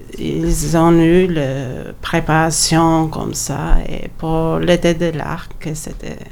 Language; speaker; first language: French; non-native, learner; Albanian